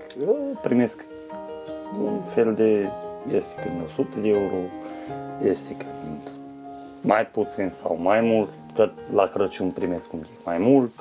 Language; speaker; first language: Romanian; non-native, local second language; Hungarian